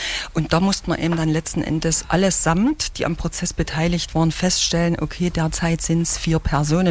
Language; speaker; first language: German; native; German